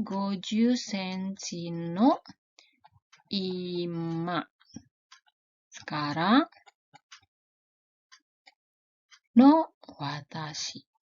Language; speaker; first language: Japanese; non-native, fluent; Indonesian